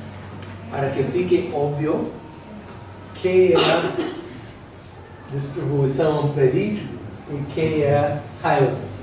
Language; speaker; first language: Portuguese; non-native, fluent; English